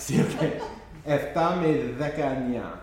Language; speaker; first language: Greek; non-native, fluent; English